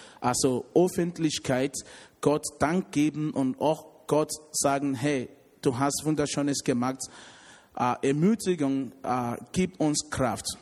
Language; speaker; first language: German; non-native, learner; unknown